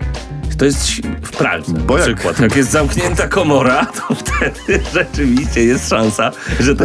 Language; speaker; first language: Polish; native; Polish